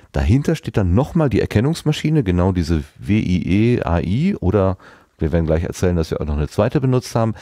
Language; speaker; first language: German; native; German